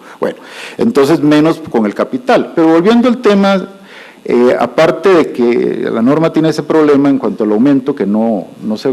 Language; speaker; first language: Spanish; native; Spanish